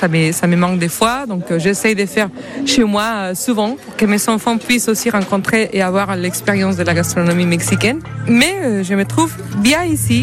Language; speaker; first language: French; non-native, fluent; Spanish